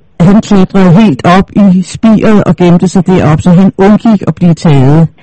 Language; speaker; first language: Danish; native; Danish